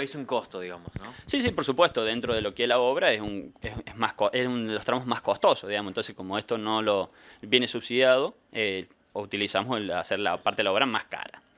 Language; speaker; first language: Spanish; native; Spanish